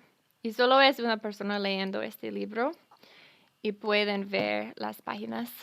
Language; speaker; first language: Spanish; non-native, fluent; English